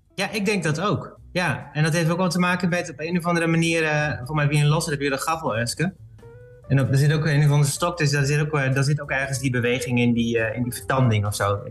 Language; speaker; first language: Dutch; native; Dutch